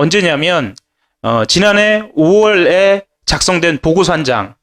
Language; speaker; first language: Korean; native; Korean